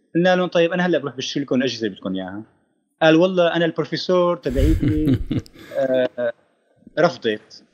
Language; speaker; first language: Arabic; native; Arabic